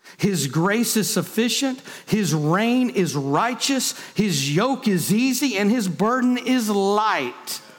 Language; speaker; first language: English; native; English